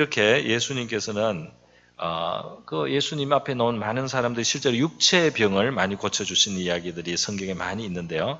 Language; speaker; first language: Korean; native; Korean